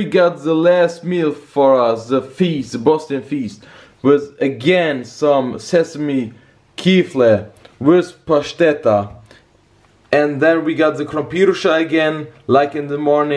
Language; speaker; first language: English; non-native, learner; Bosnian